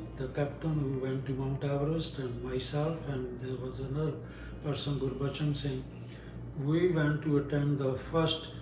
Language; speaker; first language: English; non-native, local second language; Punjabi